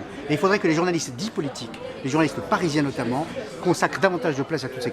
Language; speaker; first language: French; native; French